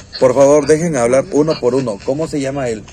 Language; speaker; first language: Spanish; native; Spanish